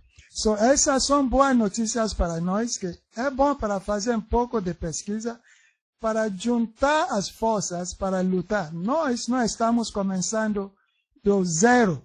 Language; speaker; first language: Portuguese; non-native, learner; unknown